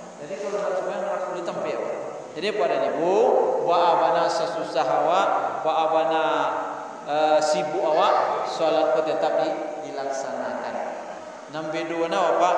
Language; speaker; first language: Malay; non-native, local second language; Minangkabau